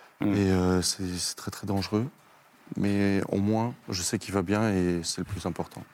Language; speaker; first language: French; non-native, fluent; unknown